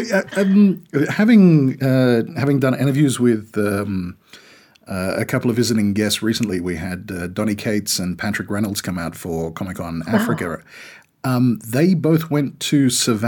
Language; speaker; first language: English; native; English